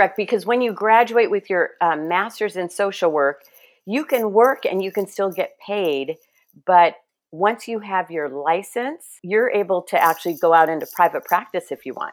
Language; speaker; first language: English; early bilingual, other home language; Spanish